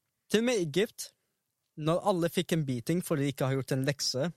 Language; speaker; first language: Norwegian; early bilingual, other home language; Arabic